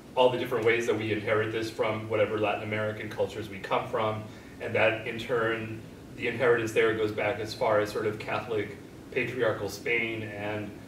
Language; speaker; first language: English; native; English